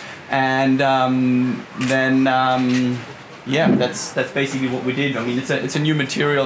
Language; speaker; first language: English; early bilingual, other home language; German